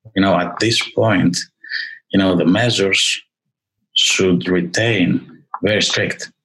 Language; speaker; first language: English; non-native, fluent; Greek